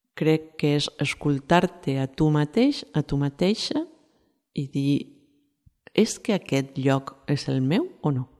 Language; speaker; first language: Catalan; non-native, fluent; Spanish